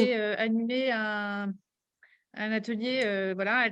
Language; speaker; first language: French; native; French